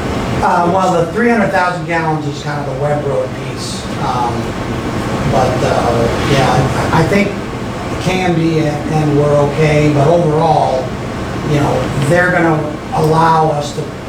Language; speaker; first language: English; native; English